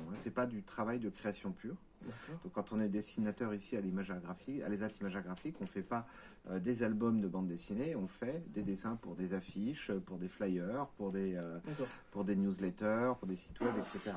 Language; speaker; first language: French; native; French